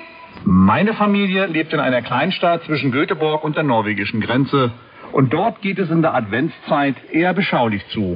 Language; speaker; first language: German; native; German